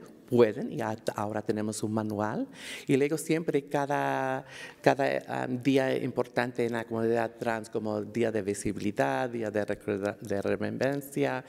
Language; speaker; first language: Spanish; early bilingual, heritage; Spanish